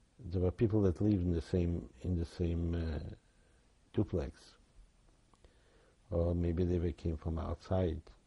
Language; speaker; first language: English; non-native, fluent; Yiddish